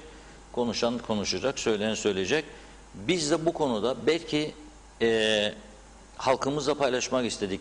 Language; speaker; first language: Turkish; native; Turkish